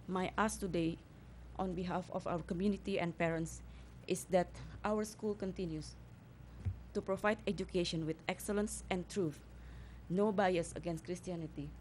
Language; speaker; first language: English; non-native, fluent; Indonesian